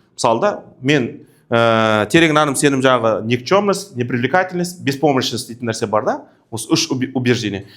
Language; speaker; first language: Russian; non-native, local second language; Kazakh